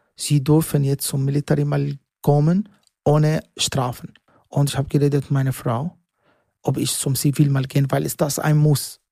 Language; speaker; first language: German; non-native, learner; Arabic